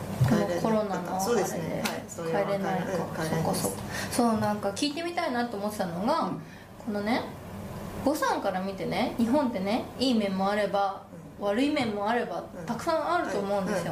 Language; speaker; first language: Japanese; native; Japanese